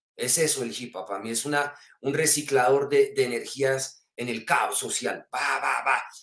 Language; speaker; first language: Spanish; early bilingual, heritage; French